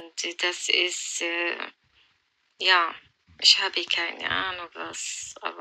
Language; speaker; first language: German; non-native, learner; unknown